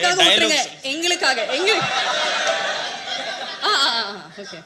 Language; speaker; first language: Tamil; native; Tamil